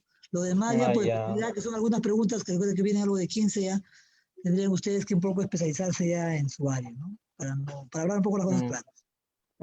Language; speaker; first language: Spanish; native; Spanish